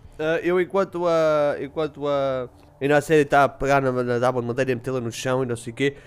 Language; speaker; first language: Portuguese; native; Portuguese